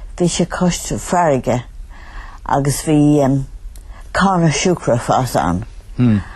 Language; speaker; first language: Irish; native; Irish